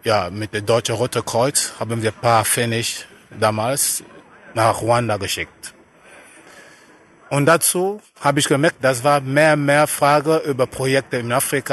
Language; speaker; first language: German; non-native, fluent; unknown